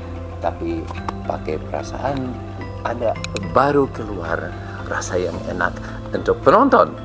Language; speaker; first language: Indonesian; non-native, fluent; English